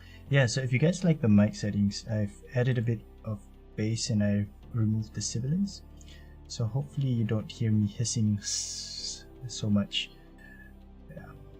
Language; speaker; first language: English; non-native, local second language; Malay